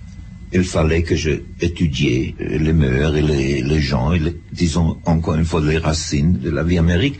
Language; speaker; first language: French; non-native, fluent; German